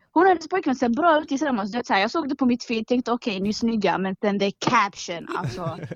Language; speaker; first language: Swedish; native; Swedish